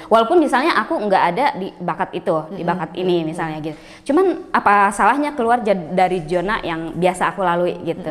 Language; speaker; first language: Indonesian; native; Indonesian